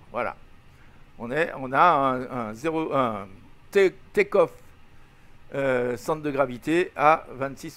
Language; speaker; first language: French; native; French